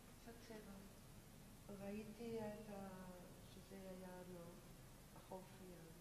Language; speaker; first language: Hebrew; non-native, learner; English